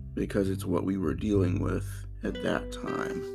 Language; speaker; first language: English; native; English